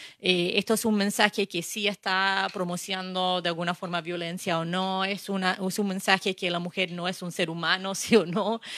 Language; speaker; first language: Spanish; non-native, fluent; English